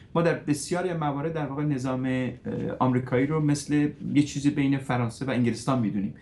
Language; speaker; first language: Persian; early bilingual, heritage; Persian